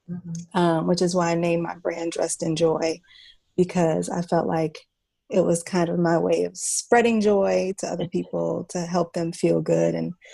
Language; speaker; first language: English; native; English